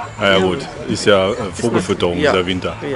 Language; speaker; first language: German; native; German